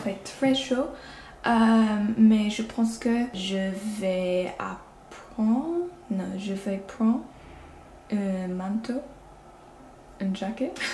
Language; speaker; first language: French; non-native, learner; English